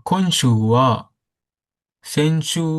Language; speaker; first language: Japanese; non-native, learner; Sinhala